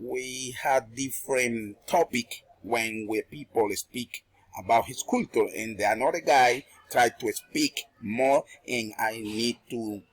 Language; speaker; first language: English; non-native, learner; Spanish